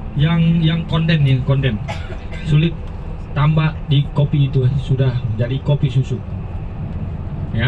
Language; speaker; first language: Indonesian; non-native, learner; Vietnamese